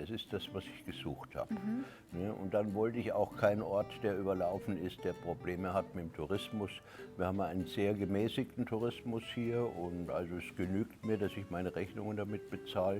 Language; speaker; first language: German; native; German